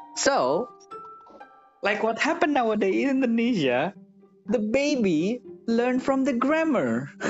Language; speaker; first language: English; non-native, fluent; Indonesian